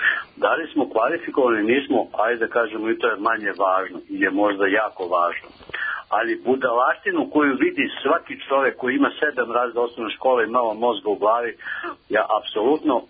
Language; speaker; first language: Serbian; native; Serbian